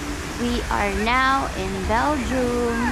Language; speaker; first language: English; non-native, local second language; Filipino